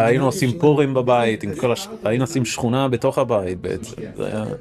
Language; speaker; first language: Hebrew; non-native, fluent; English